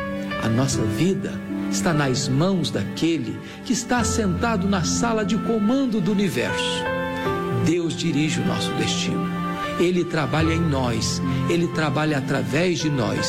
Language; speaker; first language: Portuguese; native; Portuguese